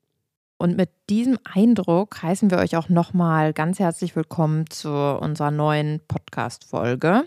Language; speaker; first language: German; native; German